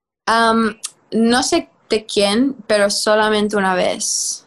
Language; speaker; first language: Spanish; non-native, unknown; English